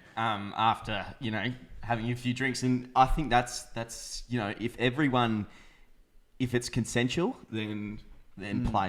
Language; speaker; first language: English; native; English